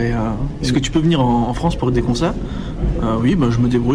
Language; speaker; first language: French; native; French